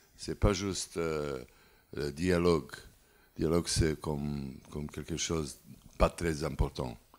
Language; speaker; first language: French; non-native, learner; Serbian